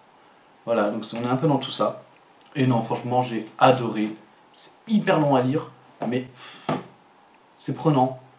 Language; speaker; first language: French; native; French